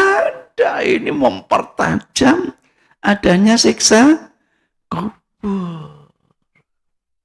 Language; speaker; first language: Indonesian; non-native, local second language; Javanese